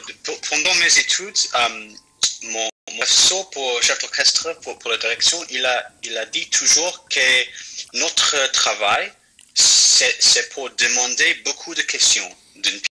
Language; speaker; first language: French; non-native, fluent; English